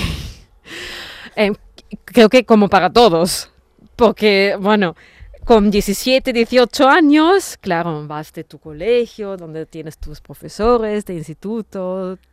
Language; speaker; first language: Spanish; non-native, fluent; German